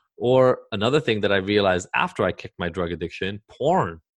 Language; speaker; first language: English; early bilingual, other home language; Hebrew